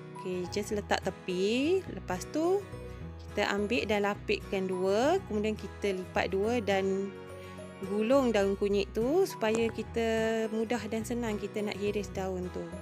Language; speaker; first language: Malay; native; Malay